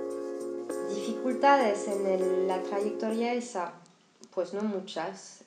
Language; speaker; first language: Spanish; non-native, fluent; French